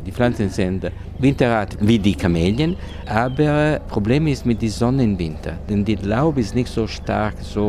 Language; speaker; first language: German; non-native, learner; Italian